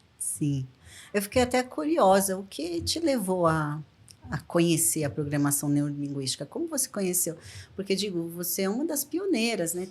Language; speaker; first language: Portuguese; native; Portuguese